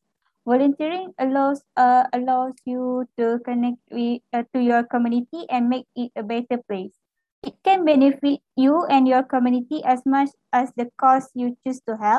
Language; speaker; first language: English; non-native, local second language; Malay